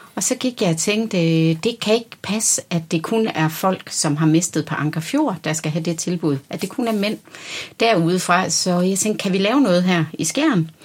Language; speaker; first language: Danish; native; Danish